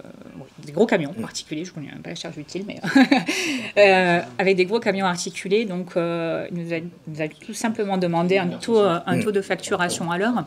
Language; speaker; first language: French; native; French